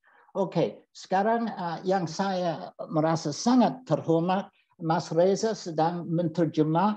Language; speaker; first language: Indonesian; non-native, fluent; English